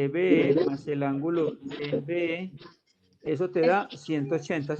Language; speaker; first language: Spanish; native; Spanish